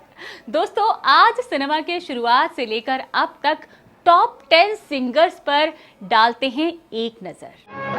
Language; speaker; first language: Hindi; native; Hindi